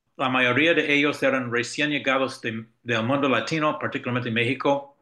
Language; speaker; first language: Spanish; non-native, fluent; English